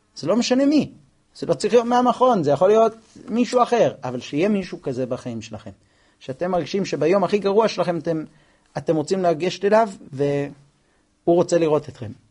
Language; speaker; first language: Hebrew; non-native, fluent; English